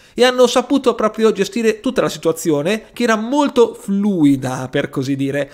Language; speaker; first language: Italian; native; Italian